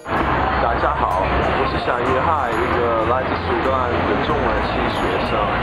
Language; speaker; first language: Chinese; non-native, fluent; English